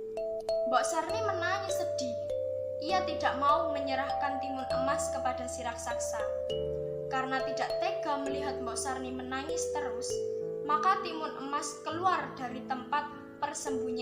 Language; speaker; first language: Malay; non-native, local second language; Javanese